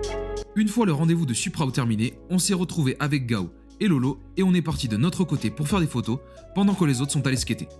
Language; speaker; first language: French; native; French